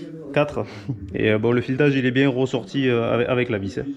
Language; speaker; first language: French; native; French